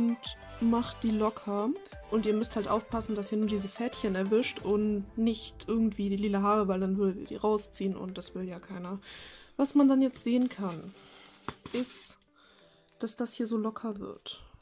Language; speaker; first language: German; native; German